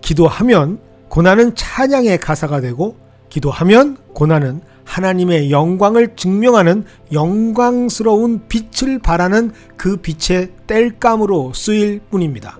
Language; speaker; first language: Korean; native; Korean